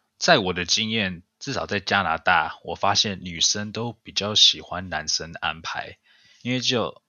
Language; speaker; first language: Chinese; early bilingual, heritage; Chinese